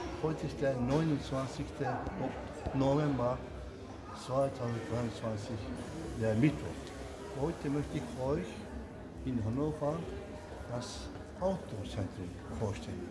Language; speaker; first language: German; non-native, fluent; Turkish